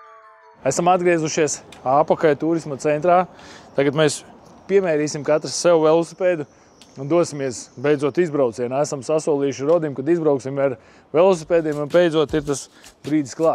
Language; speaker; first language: Latvian; native; Latvian